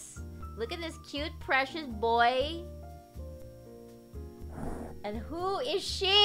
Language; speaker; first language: English; native; English